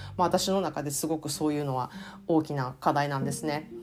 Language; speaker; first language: Japanese; native; Japanese